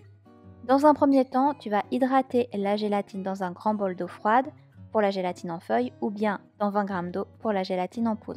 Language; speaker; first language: French; native; French